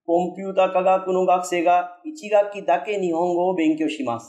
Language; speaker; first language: Japanese; non-native, fluent; Urdu